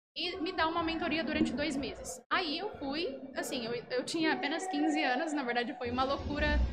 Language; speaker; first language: Portuguese; native; Portuguese